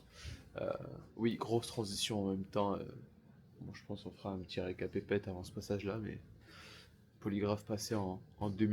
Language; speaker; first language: French; native; French